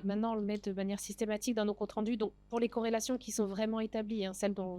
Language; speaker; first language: French; native; French